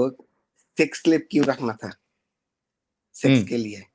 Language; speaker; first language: Hindi; non-native, learner; Bangla